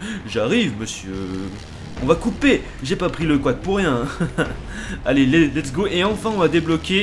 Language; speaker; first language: French; native; French